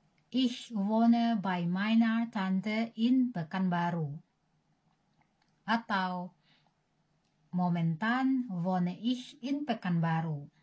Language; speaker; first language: German; non-native, learner; Indonesian